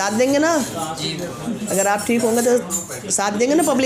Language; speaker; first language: Hindi; native; Hindi